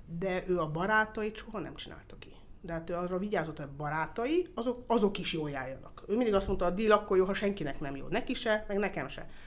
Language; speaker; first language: Hungarian; early bilingual, heritage; Hungarian